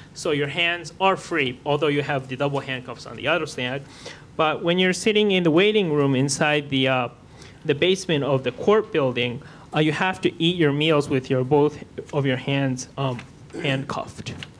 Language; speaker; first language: English; non-native, fluent; Japanese